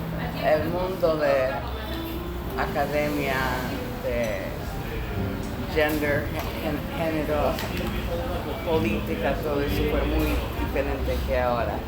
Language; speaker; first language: Spanish; non-native, learner; English